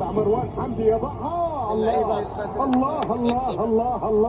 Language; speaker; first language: Arabic; native; Arabic